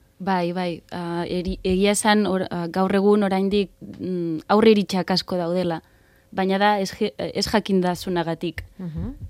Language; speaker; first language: Basque; non-native, fluent; Catalan